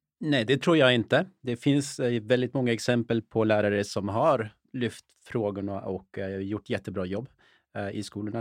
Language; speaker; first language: Swedish; early bilingual, other home language; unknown